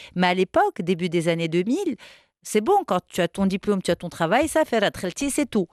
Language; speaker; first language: French; non-native, local second language; Arabic